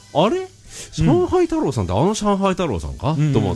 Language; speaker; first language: Japanese; native; Japanese